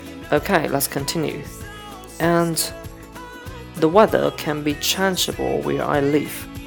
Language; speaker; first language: English; non-native, fluent; Chinese